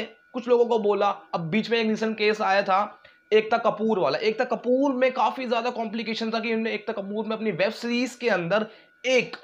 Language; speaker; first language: Hindi; native; Hindi